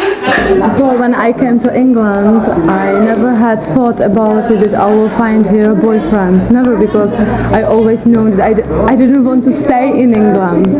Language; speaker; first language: English; non-native, learner; Czech